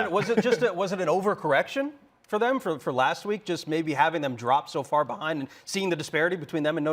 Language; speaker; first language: English; native; English